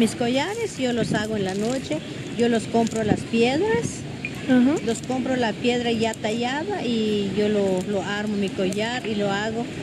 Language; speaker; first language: Spanish; non-native, local second language; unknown